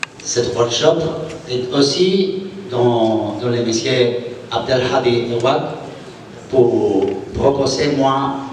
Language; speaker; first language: French; non-native, learner; Spanish